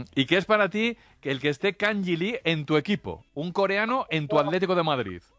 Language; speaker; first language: Spanish; native; Spanish